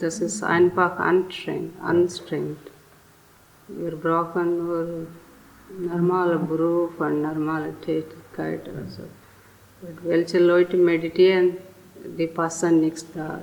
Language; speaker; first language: German; non-native, learner; Telugu